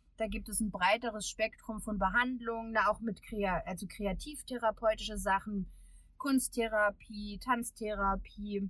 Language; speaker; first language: German; early bilingual, other home language; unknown